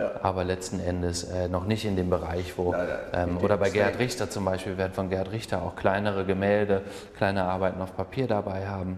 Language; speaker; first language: German; native; German